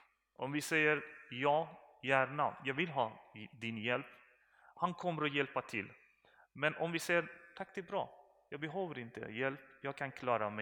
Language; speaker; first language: Swedish; non-native, learner; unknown